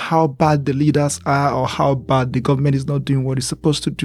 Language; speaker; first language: English; non-native, local second language; Igbo